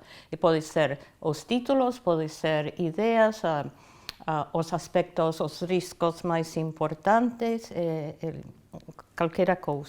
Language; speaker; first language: Galician; non-native, fluent; English